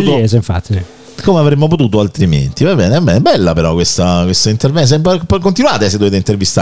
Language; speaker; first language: Italian; native; Italian